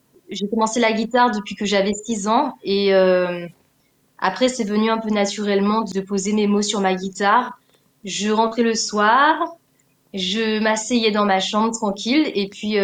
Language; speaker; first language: French; native; French